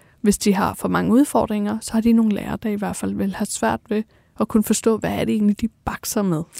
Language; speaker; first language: Danish; early bilingual, other home language; Persian